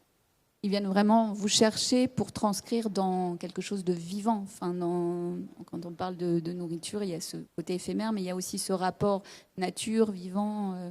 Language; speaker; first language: French; native; French